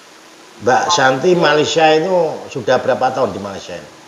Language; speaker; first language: Indonesian; non-native, local second language; Javanese